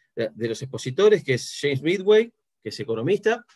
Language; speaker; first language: Spanish; native; Spanish